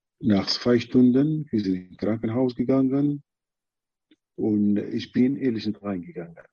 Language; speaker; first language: German; non-native, learner; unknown